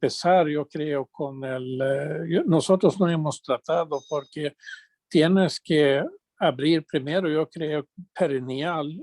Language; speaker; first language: Spanish; non-native, fluent; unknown